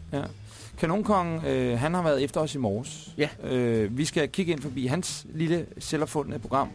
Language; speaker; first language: Danish; native; Danish